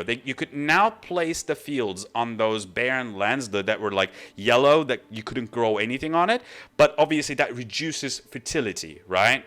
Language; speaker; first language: English; non-native, fluent; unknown